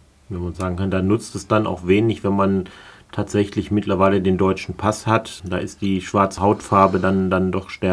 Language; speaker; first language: German; native; German